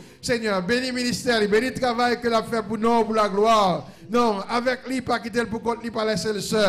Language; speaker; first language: French; non-native, local second language; Haitian Creole